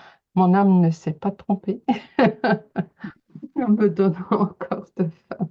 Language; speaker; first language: French; native; French